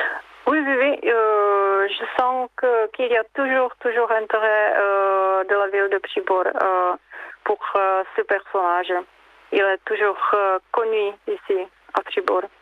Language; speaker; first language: French; non-native, learner; Czech